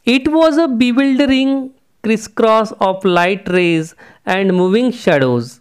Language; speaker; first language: English; non-native, local second language; Marathi